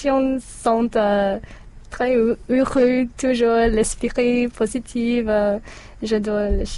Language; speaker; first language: French; non-native, learner; English